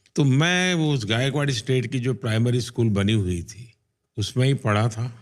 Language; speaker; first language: Hindi; non-native, local second language; Gujarati